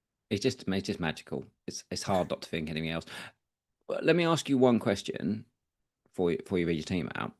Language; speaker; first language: English; native; English